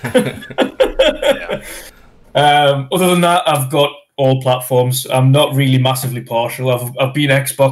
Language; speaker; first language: English; native; English